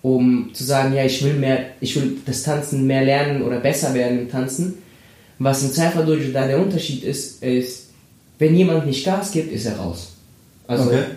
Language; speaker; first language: German; early bilingual, other home language; Spanish